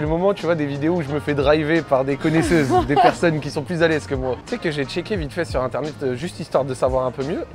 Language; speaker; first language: French; native; French